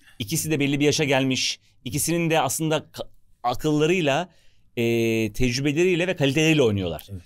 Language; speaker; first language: Turkish; native; Turkish